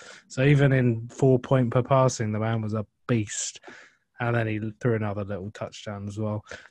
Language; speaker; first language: English; native; English